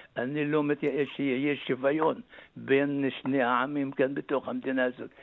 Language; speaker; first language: Hebrew; non-native, local second language; Arabic